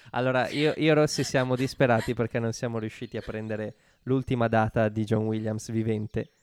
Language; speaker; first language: Italian; native; Italian